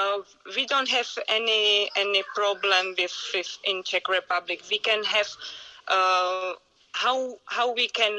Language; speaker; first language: English; non-native, learner; Czech